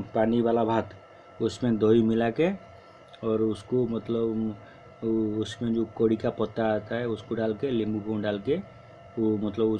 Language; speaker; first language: Hindi; non-native, local second language; Odia